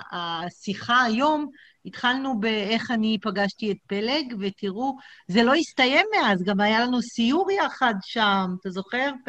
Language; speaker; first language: Hebrew; native; Hebrew